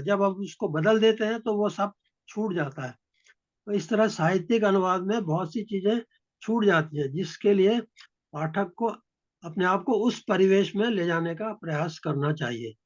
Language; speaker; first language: Hindi; native; Hindi